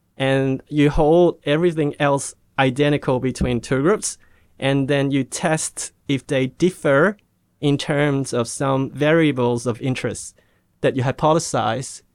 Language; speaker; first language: English; non-native, local second language; Cantonese